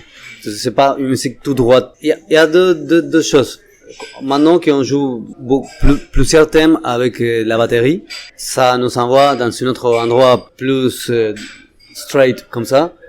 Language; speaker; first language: French; non-native, fluent; Spanish